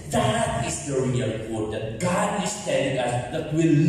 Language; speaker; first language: English; non-native, local second language; Filipino